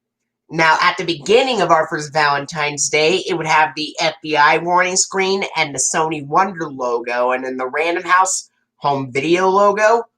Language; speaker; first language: English; native; English